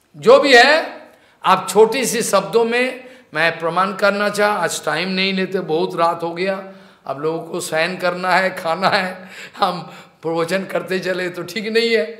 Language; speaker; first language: Hindi; non-native, local second language; Bangla